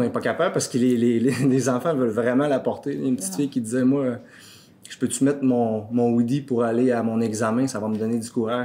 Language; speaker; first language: French; native; French